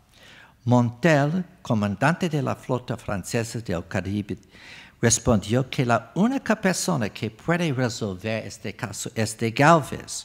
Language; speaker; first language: Spanish; non-native, fluent; English